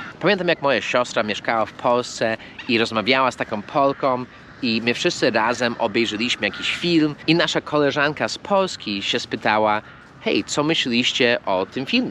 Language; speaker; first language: Polish; non-native, fluent; English